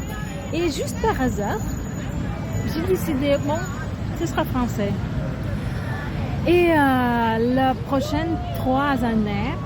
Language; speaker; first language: French; non-native, learner; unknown